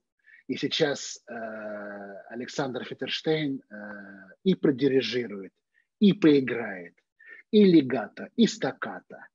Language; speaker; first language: Russian; native; Russian